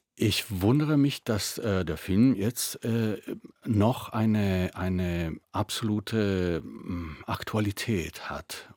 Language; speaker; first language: German; non-native, fluent; Italian